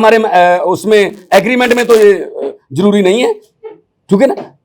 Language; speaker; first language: Hindi; non-native, local second language; Punjabi